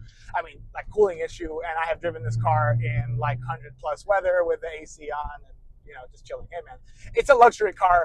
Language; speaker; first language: English; native; English